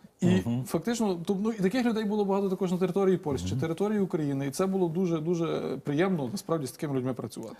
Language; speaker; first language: Ukrainian; native; Ukrainian